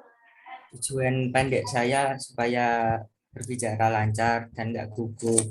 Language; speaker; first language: Indonesian; non-native, local second language; Javanese